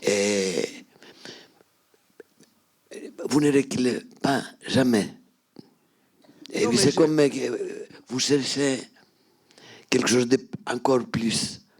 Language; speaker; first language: French; non-native, fluent; Greek